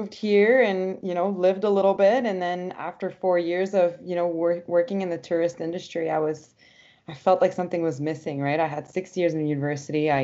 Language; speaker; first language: English; non-native, fluent; French